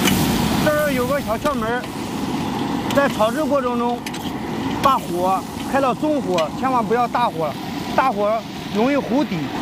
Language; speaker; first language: Chinese; native; Chinese